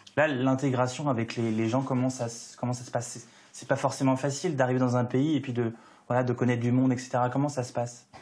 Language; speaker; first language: French; native; French